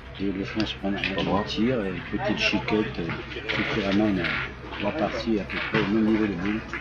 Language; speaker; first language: French; native; French